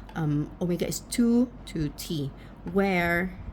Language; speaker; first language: English; non-native, local second language; Malay